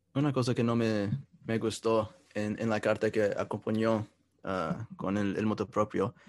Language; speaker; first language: Spanish; non-native, fluent; English